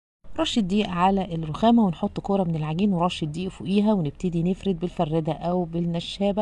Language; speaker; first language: Arabic; native; Arabic